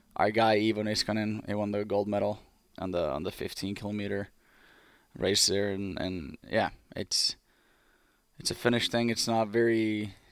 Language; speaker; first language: English; non-native, fluent; Finnish